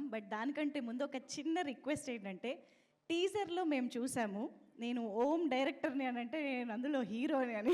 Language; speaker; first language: Telugu; native; Telugu